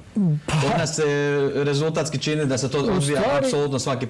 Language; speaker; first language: Croatian; native; Croatian